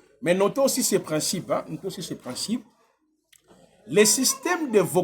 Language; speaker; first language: French; non-native, local second language; Lingala